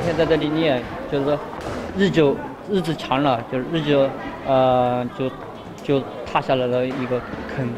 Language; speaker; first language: Chinese; native; Chinese